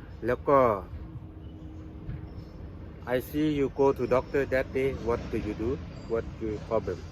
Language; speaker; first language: English; non-native, learner; Thai